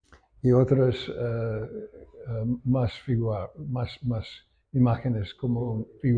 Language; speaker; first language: Spanish; non-native, learner; English